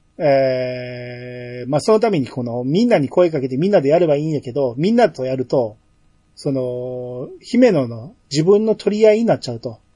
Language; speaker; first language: Japanese; native; Japanese